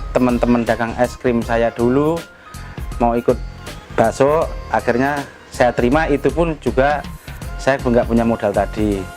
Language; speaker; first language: Indonesian; non-native, local second language; Javanese